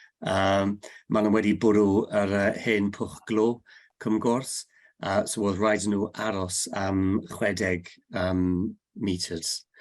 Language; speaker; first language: Welsh; non-native, learner; English